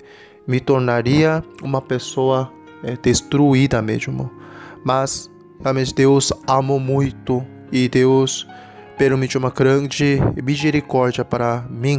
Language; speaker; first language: Portuguese; non-native, learner; Korean